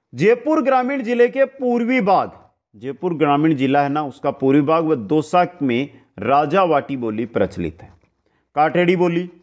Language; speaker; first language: Hindi; native; Hindi